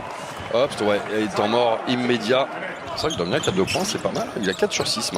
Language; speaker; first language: French; native; French